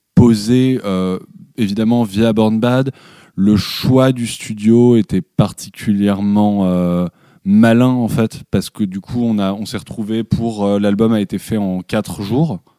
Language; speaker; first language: French; native; French